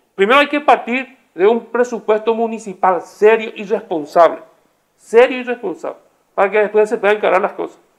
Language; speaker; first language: Spanish; native; Spanish